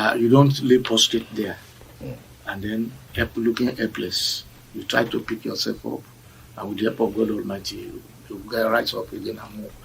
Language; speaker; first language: English; non-native, local second language; Yoruba